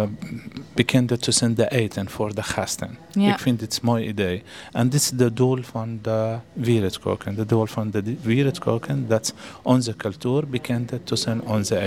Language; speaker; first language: Dutch; non-native, learner; Arabic